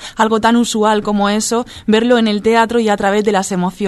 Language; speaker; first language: Spanish; native; Spanish